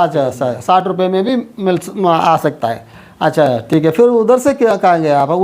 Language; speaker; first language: Hindi; non-native, local second language; Malayalam